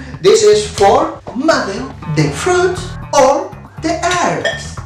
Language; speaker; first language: English; non-native, learner; Spanish